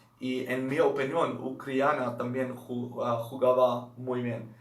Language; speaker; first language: Spanish; non-native, learner; Dutch